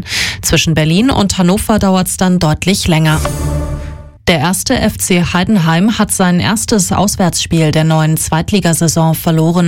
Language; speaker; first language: German; native; German